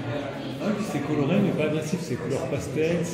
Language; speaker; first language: French; native; French